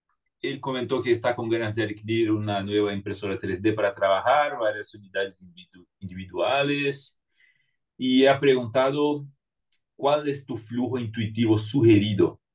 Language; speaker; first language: Spanish; non-native, fluent; Portuguese